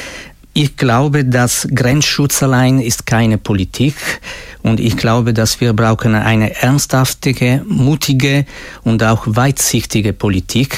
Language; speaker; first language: German; non-native, local second language; Italian